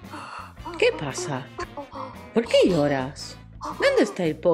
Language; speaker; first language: Spanish; non-native, fluent; Polish